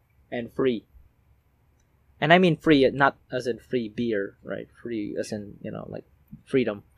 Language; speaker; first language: English; non-native, local second language; Filipino